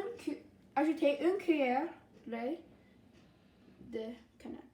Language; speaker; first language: French; non-native, learner; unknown